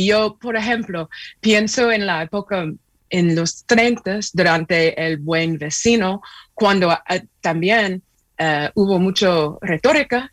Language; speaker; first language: Spanish; non-native, fluent; English